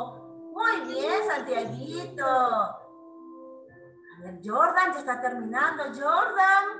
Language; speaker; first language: Spanish; native; Spanish